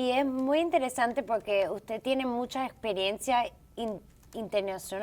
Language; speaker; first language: Spanish; early bilingual, heritage; English